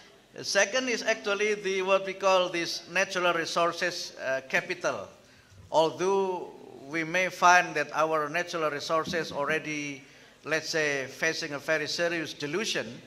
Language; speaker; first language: English; non-native, fluent; Indonesian